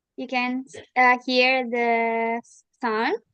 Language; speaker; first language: English; non-native, learner; Indonesian